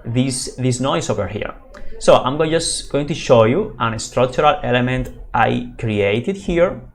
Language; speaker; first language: English; non-native, fluent; Spanish